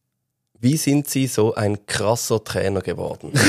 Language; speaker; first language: German; native; German